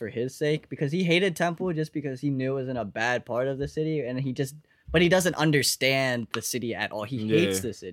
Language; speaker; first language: English; native; English